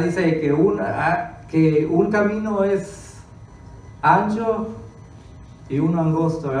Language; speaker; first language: Spanish; early bilingual, other home language; English